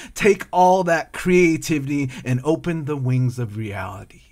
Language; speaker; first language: English; native; English